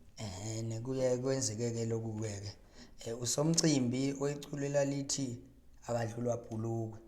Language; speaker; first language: Zulu; native; Zulu